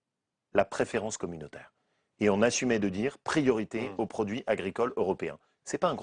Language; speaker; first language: French; native; French